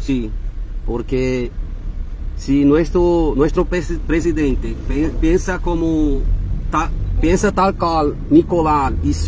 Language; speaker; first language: Spanish; non-native, fluent; Portuguese